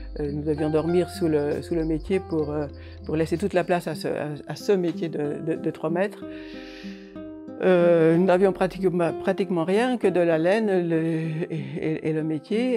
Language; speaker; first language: French; non-native, fluent; Hungarian